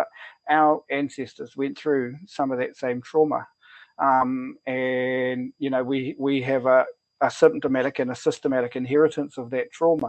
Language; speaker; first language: English; native; English